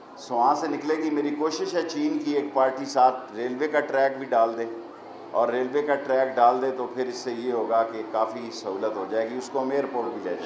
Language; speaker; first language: Urdu; non-native, local second language; Punjabi